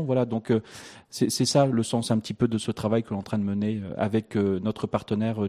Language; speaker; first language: French; native; French